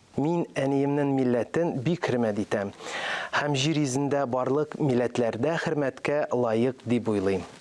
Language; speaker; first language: Tatar; non-native, local second language; Russian